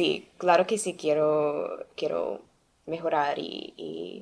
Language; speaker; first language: Spanish; non-native, learner; English